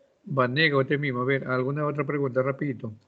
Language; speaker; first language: Spanish; native; Spanish